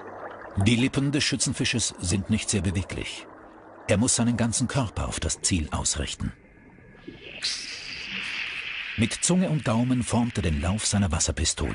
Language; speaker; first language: German; native; German